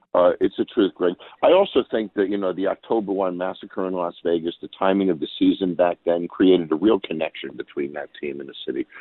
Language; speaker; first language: English; native; English